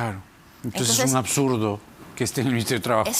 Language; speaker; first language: Spanish; native; Spanish